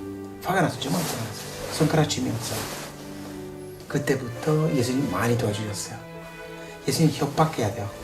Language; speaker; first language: Korean; non-native, fluent; Italian